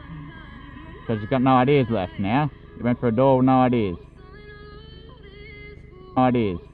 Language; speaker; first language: English; native; English